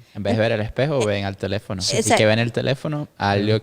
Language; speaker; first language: Spanish; native; Spanish